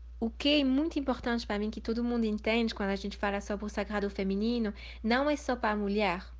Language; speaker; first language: Portuguese; early bilingual, heritage; Portuguese